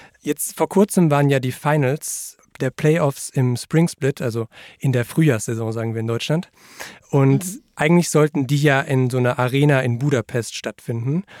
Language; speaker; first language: German; native; German